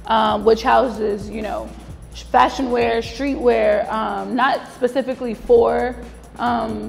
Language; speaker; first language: English; native; English